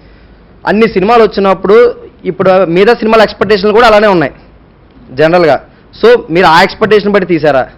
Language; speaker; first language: Telugu; native; Telugu